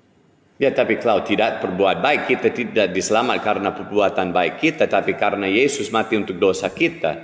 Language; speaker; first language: Indonesian; non-native, fluent; English